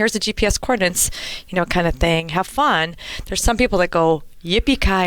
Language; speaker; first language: English; native; English